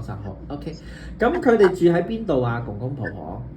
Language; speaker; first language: Cantonese; native; Cantonese